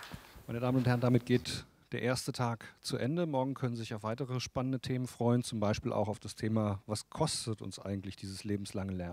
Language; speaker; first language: German; native; German